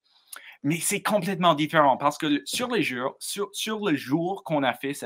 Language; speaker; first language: French; non-native, learner; English